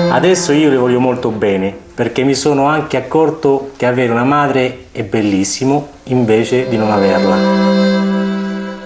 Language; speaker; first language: Italian; early bilingual, other home language; Spanish